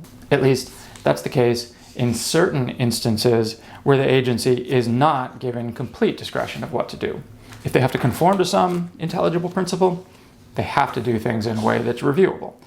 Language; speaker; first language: English; native; English